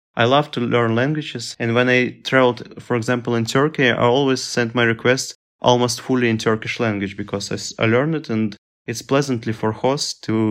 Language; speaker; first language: English; non-native, fluent; Russian